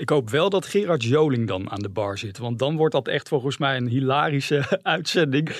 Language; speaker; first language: Dutch; native; Dutch